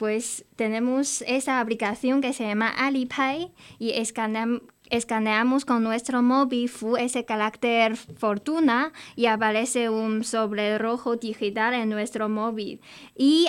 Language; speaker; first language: Spanish; non-native, fluent; Chinese